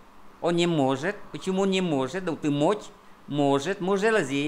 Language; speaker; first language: Russian; non-native, fluent; Vietnamese